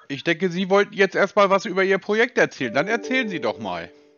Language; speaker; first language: German; native; German